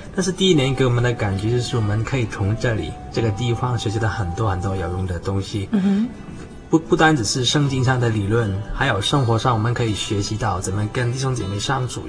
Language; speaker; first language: Chinese; non-native, local second language; Cantonese